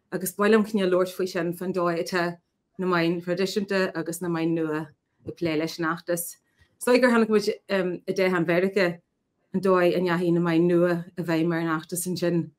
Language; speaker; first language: Irish; native; Irish